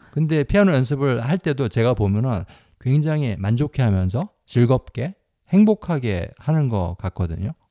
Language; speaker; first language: Korean; native; Korean